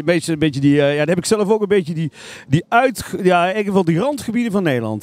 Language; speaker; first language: Dutch; native; Dutch